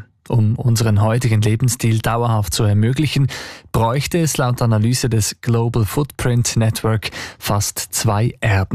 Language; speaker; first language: German; native; German